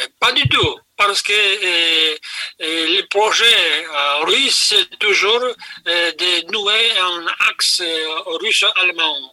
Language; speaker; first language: French; non-native, fluent; Polish